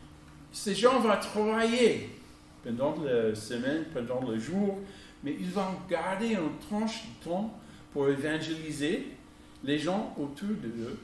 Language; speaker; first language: French; non-native, fluent; English